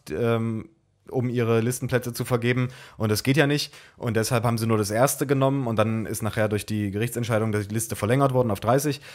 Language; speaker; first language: German; native; German